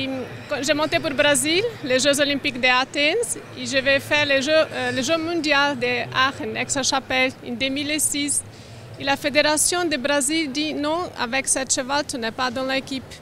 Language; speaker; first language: French; non-native, learner; Portuguese